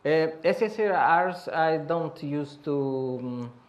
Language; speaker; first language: English; non-native, learner; Portuguese